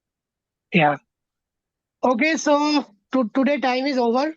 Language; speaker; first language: English; non-native, fluent; Bangla